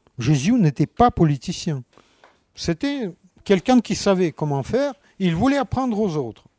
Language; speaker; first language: French; non-native, fluent; Russian